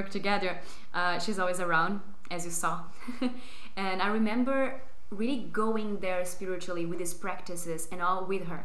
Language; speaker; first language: English; non-native, fluent; Portuguese